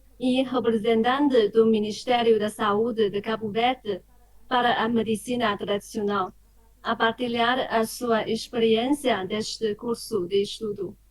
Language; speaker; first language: Portuguese; non-native, fluent; Chinese